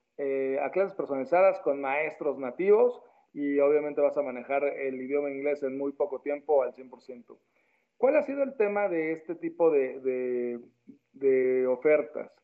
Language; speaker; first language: Spanish; native; Spanish